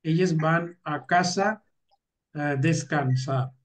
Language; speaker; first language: Spanish; non-native, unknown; Hindi